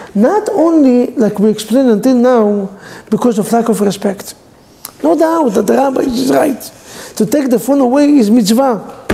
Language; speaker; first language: English; non-native, fluent; Hebrew